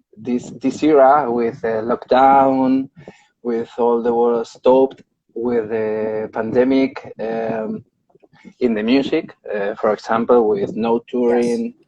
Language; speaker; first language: English; non-native, learner; Spanish